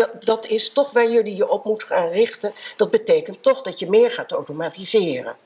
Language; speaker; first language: Dutch; native; Dutch